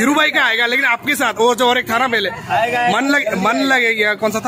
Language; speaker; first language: Hindi; non-native, local second language; Assamese